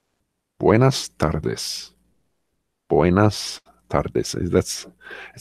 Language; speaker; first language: Spanish; non-native, learner; English